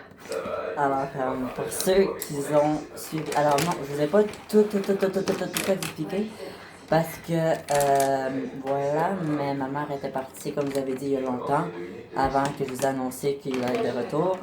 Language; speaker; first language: French; native; French